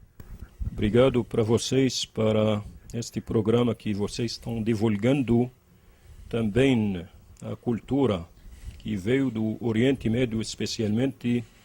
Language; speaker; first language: Portuguese; non-native, learner; Arabic